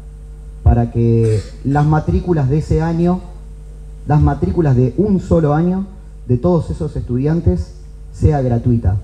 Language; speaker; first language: Spanish; native; Spanish